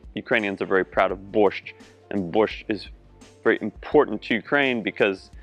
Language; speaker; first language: English; native; English